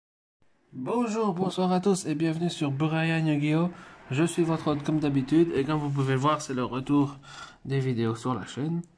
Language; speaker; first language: French; native; French